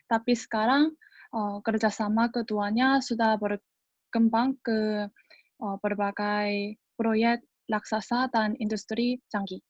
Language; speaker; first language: Indonesian; non-native, learner; Korean